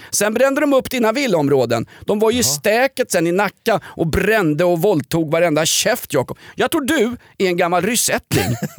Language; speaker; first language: Swedish; native; Swedish